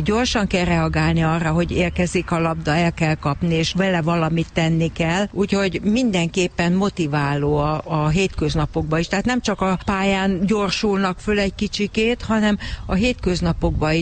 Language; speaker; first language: Hungarian; native; Hungarian